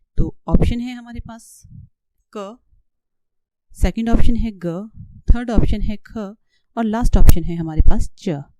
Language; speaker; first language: Hindi; native; Hindi